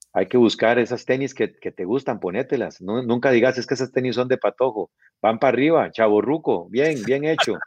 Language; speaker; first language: Spanish; native; Spanish